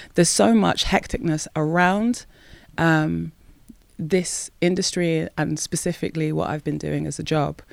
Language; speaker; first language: English; native; English